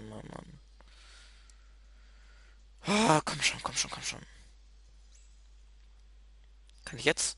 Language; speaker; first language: German; native; German